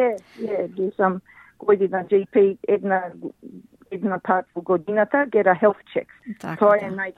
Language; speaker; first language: Macedonian; early bilingual, heritage; Macedonian